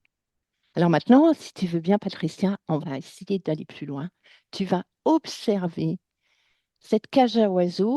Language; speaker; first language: French; native; French